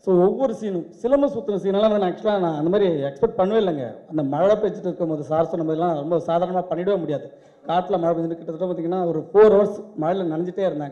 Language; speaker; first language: Tamil; native; Tamil